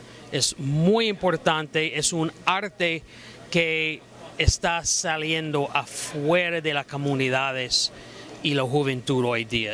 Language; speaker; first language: Spanish; non-native, fluent; English